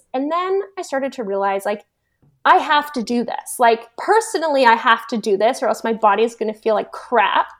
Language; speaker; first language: English; native; English